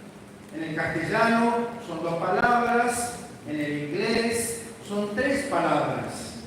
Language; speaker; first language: Spanish; native; Spanish